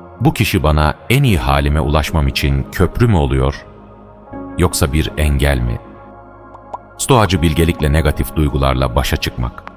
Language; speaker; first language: Turkish; native; Turkish